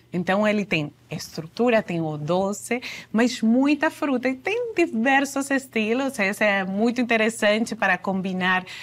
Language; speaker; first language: Portuguese; non-native, fluent; Spanish